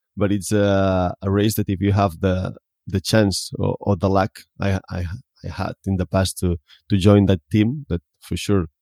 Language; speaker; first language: English; non-native, fluent; Spanish